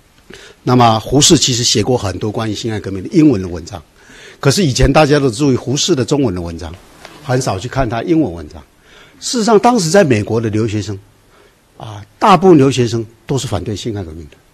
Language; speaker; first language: Chinese; native; Chinese